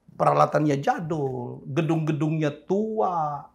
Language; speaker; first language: Indonesian; native; Indonesian